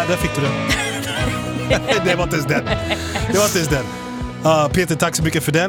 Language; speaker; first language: Swedish; native; Swedish